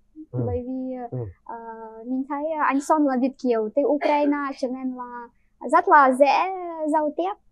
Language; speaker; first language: Vietnamese; non-native, fluent; Ukrainian